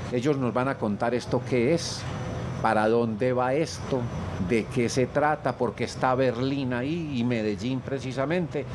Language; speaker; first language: Spanish; native; Spanish